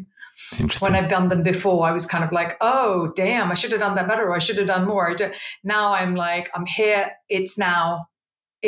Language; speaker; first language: English; non-native, local second language; Punjabi